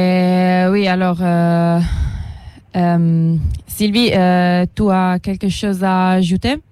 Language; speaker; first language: French; non-native, learner; Italian